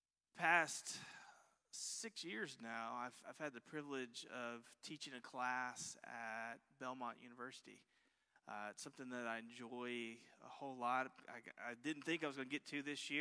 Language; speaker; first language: English; native; English